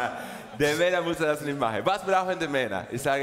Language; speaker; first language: German; non-native, learner; Spanish